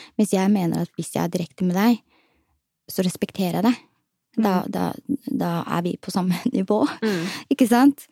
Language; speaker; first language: Norwegian; early bilingual, other home language; Somali